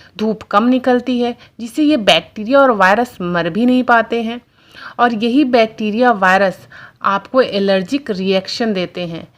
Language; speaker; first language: Hindi; non-native, local second language; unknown